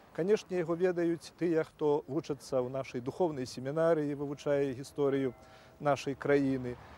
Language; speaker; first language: Belarusian; native; Belarusian